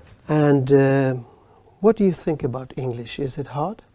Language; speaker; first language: English; non-native, fluent; Swedish